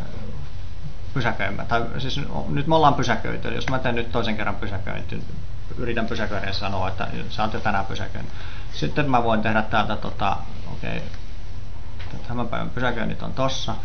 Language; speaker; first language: Finnish; native; Finnish